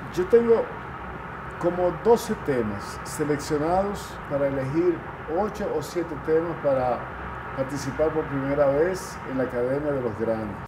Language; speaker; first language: Spanish; native; Spanish